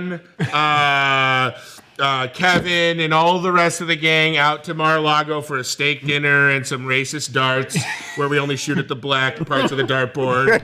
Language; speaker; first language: English; native; English